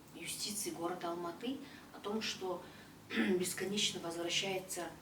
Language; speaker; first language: Russian; non-native, local second language; Kazakh